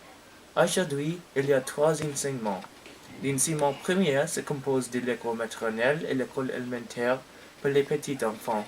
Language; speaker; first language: French; non-native, learner; English